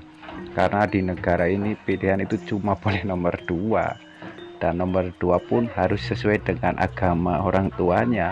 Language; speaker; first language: Indonesian; native; Indonesian